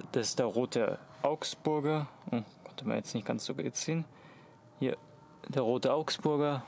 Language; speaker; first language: German; native; German